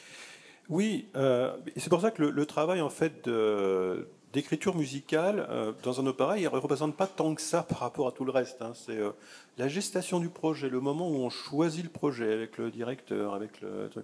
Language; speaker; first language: French; native; French